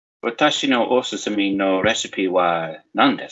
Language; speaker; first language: Japanese; non-native, learner; English